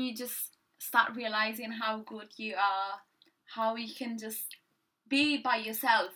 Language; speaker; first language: English; non-native, fluent; Italian